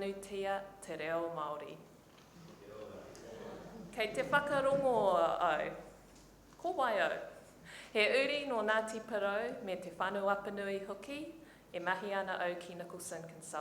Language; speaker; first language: Māori; non-native, local second language; English